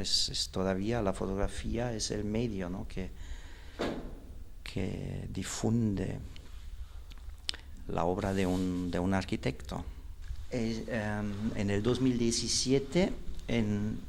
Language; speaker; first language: Spanish; non-native, fluent; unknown